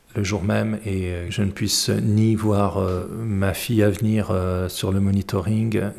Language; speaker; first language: French; early bilingual, other home language; Arabic